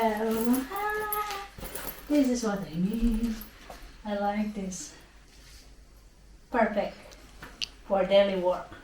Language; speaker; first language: English; non-native, learner; Cebuano